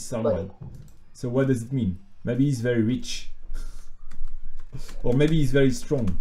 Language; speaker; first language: English; non-native, fluent; French